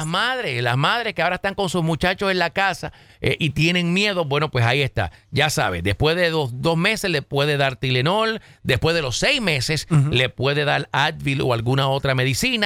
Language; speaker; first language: Spanish; native; Spanish